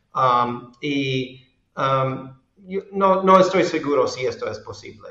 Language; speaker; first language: Spanish; non-native, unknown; English